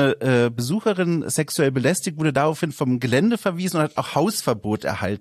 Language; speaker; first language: German; native; German